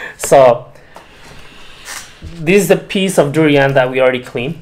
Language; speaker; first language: English; non-native, fluent; Indonesian